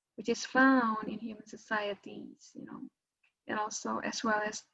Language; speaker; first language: English; non-native, fluent; Indonesian